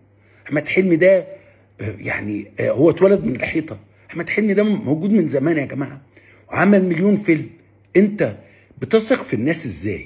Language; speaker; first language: Arabic; native; Arabic